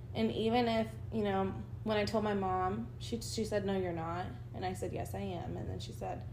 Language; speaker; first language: English; early bilingual, other home language; Spanish